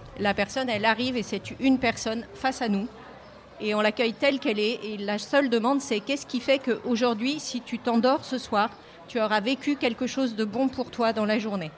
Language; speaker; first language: French; native; French